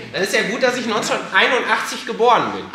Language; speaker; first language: German; native; German